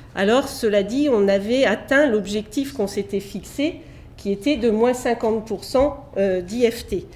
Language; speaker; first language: French; native; French